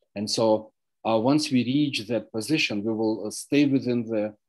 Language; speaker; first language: English; non-native, fluent; Russian